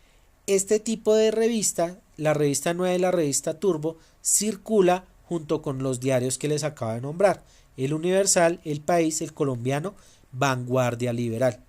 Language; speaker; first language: Spanish; native; Spanish